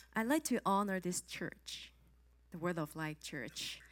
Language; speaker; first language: English; non-native, local second language; Cantonese